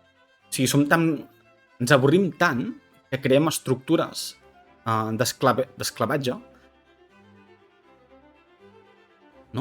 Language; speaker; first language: Catalan; native; Catalan